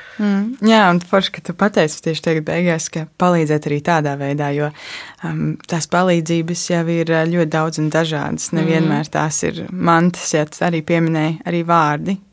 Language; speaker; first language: Latvian; native; Latvian